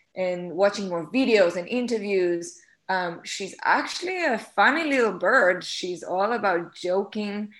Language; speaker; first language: English; non-native, fluent; Hebrew